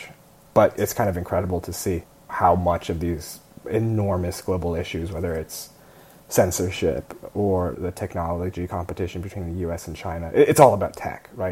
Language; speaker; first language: English; early bilingual, other home language; Chinese